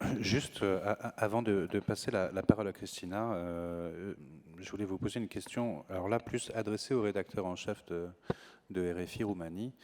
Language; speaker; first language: French; native; French